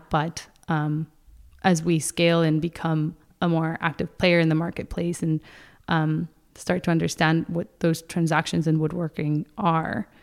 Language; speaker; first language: English; non-native, fluent; Spanish